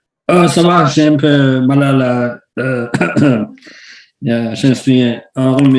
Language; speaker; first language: French; non-native, learner; Spanish